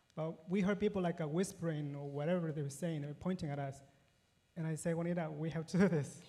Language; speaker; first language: English; non-native, fluent; Spanish